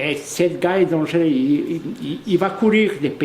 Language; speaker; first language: French; non-native, fluent; Polish